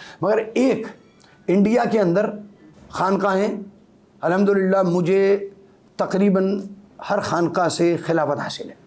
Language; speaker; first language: Urdu; native; Urdu